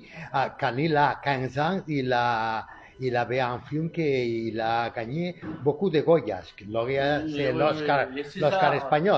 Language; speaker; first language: French; non-native, learner; Catalan